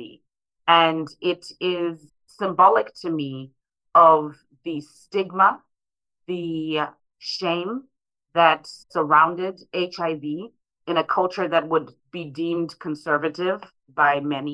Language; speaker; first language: English; non-native, local second language; Shona